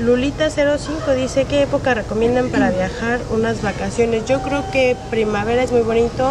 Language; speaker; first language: Spanish; native; Spanish